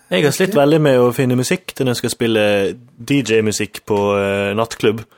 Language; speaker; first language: Norwegian; non-native, fluent; German